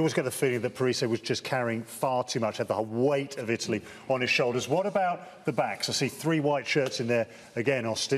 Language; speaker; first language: English; native; English